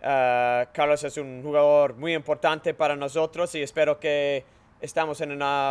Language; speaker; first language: Spanish; non-native, fluent; English